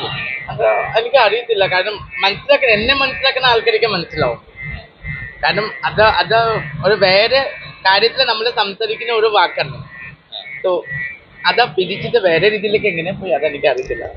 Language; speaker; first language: Malayalam; non-native, local second language; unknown